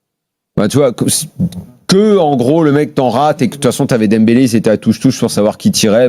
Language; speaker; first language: French; native; French